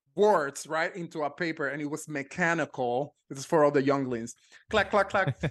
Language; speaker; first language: English; non-native, fluent; Spanish